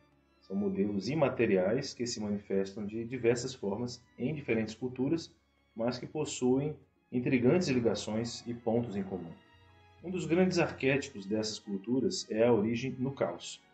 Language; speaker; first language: Portuguese; native; Portuguese